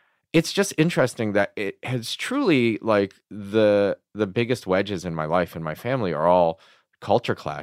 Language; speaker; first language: English; native; English